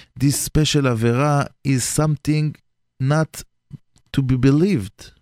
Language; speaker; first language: English; non-native, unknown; Hebrew